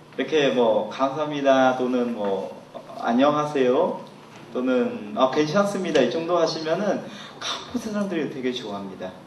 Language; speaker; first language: Korean; non-native, fluent; Khmer